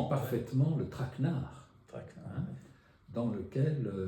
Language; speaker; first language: French; native; French